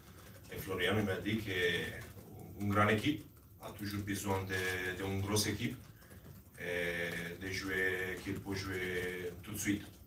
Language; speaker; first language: French; non-native, learner; Romanian